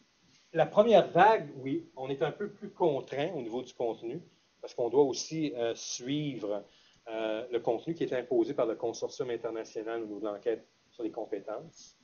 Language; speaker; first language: French; native; French